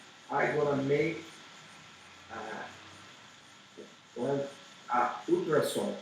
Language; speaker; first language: English; non-native, learner; Portuguese